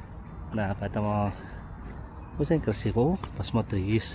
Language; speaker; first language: Russian; non-native, learner; Filipino